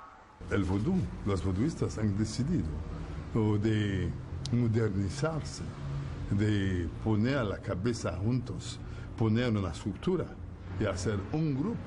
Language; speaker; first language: Spanish; non-native, fluent; Haitian Creole